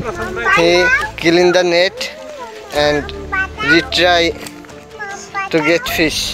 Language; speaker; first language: English; non-native, local second language; Bangla